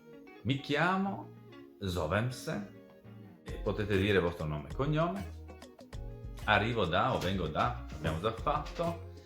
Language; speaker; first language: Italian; non-native, fluent; Serbian